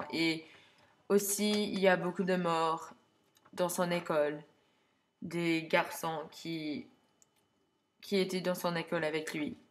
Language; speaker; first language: French; non-native, learner; English